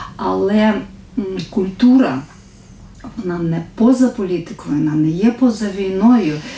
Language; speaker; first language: Ukrainian; native; Ukrainian